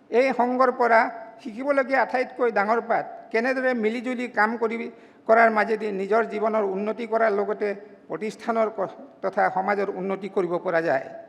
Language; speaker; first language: Assamese; non-native, local second language; Mising